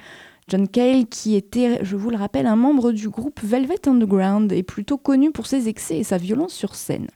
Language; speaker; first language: French; native; French